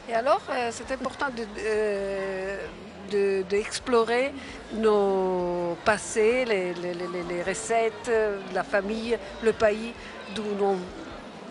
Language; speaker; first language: French; non-native, fluent; Italian